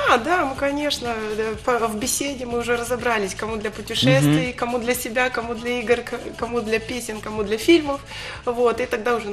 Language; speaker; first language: Russian; native; Russian